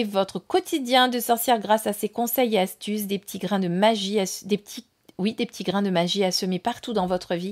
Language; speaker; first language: French; native; French